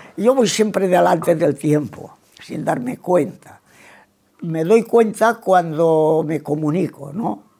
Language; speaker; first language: Spanish; non-native, local second language; Catalan